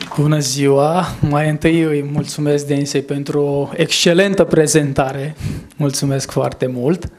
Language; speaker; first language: Romanian; non-native, fluent; Armenian